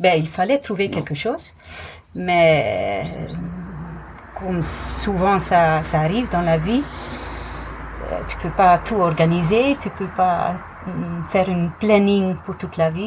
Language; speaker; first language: French; non-native, fluent; English